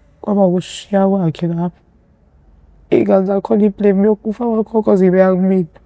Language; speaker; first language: Zulu; early bilingual, other home language; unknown